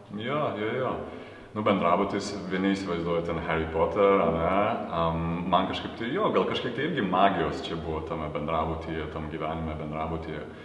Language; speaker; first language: Lithuanian; early bilingual, heritage; Lithuanian